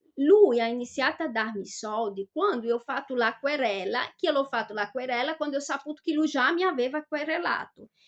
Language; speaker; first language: Italian; non-native, fluent; Portuguese